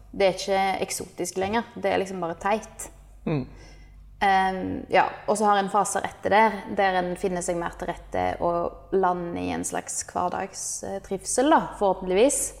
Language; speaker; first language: Norwegian; native; Norwegian